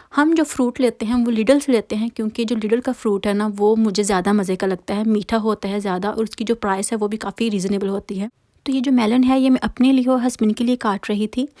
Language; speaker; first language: Urdu; non-native, local second language; Punjabi